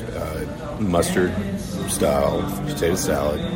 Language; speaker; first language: English; native; English